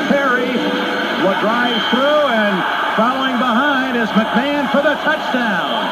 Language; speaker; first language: English; native; English